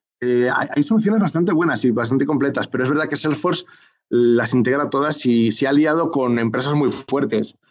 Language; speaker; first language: Spanish; native; Spanish